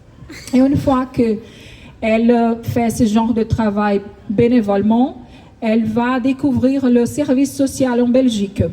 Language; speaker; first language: French; non-native, fluent; Portuguese